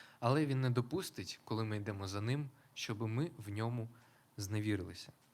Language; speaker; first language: Ukrainian; non-native, local second language; Russian